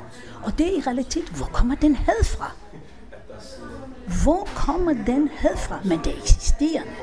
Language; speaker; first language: Danish; non-native, fluent; Hebrew